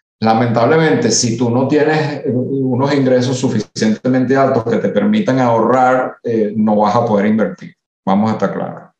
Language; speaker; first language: Spanish; early bilingual, other home language; Italian